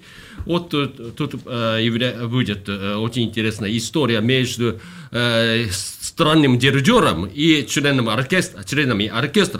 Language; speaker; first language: Russian; non-native, fluent; Japanese